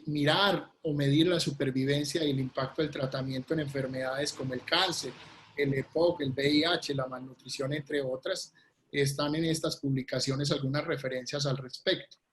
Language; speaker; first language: Spanish; native; Spanish